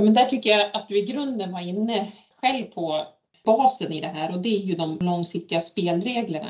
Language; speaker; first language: Swedish; native; Swedish